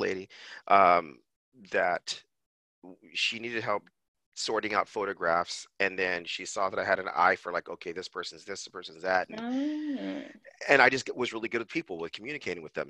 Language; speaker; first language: English; native; English